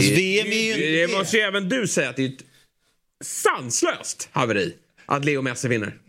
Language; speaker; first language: Swedish; native; Swedish